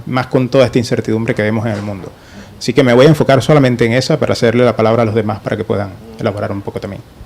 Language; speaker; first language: Spanish; native; Spanish